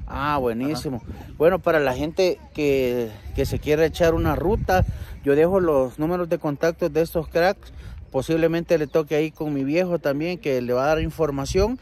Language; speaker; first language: Spanish; native; Spanish